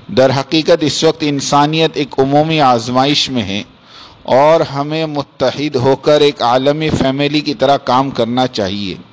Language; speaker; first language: Urdu; native; Urdu